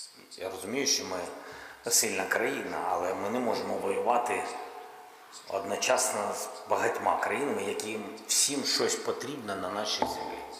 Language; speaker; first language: Ukrainian; non-native, local second language; Russian